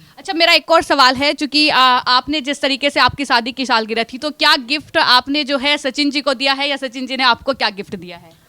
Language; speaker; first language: Hindi; native; Hindi